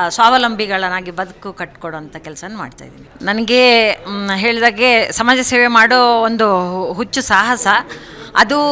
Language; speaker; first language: Kannada; non-native, local second language; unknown